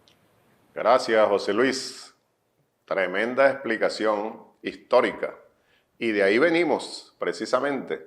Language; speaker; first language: Spanish; native; Spanish